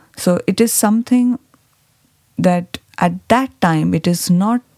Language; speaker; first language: English; non-native, local second language; Marathi